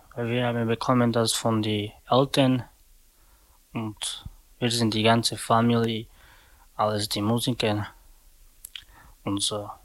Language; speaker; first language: German; non-native, learner; Slovak